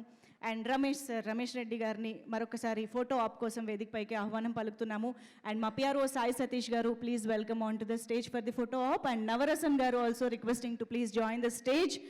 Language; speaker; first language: Telugu; native; Telugu